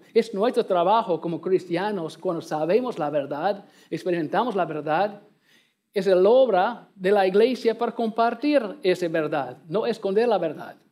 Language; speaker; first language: Spanish; non-native, learner; English